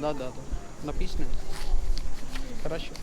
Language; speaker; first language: Russian; non-native, learner; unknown